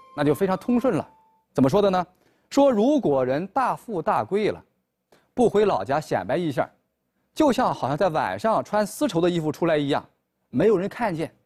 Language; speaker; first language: Chinese; native; Chinese